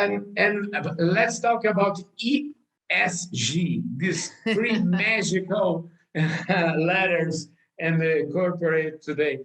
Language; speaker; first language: English; non-native, learner; Portuguese